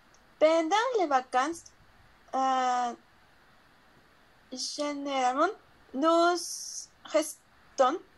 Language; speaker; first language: French; non-native, learner; Spanish